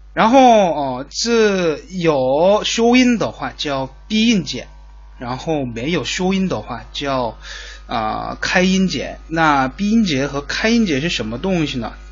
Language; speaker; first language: Chinese; non-native, fluent; Korean